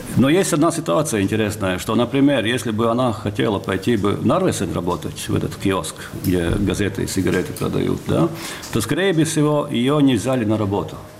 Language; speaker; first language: Russian; non-native, local second language; Latvian